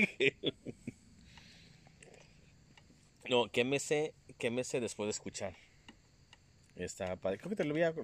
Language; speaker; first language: Spanish; native; Spanish